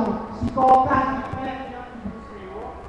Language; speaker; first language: Portuguese; native; Portuguese